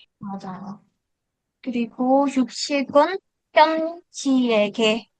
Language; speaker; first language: Korean; non-native, learner; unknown